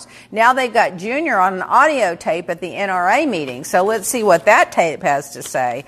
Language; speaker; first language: English; native; English